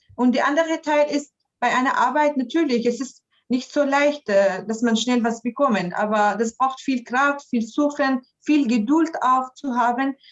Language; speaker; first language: German; non-native, fluent; Arabic